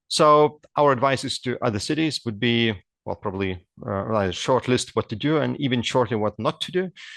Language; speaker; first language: English; non-native, fluent; Lithuanian